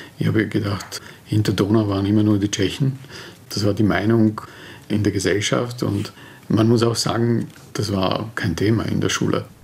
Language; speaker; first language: German; non-native, fluent; Slovak